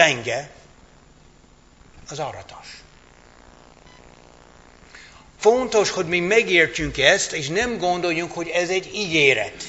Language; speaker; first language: Hungarian; non-native, fluent; English